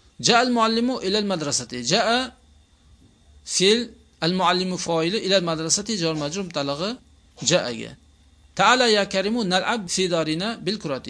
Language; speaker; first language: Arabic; non-native, fluent; Uzbek